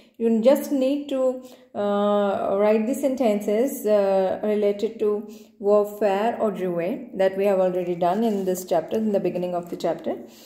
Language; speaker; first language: English; non-native, local second language; Punjabi